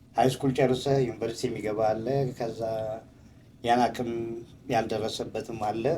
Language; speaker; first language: Amharic; non-native, local second language; Tigrinya